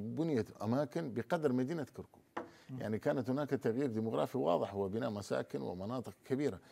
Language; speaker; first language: Arabic; non-native, local second language; Turkmen